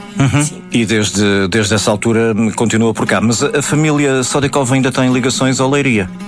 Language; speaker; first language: Portuguese; native; Portuguese